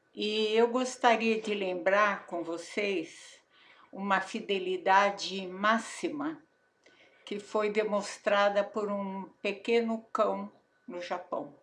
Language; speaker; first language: Portuguese; native; Portuguese